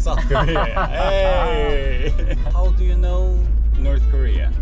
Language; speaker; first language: English; non-native, learner; Korean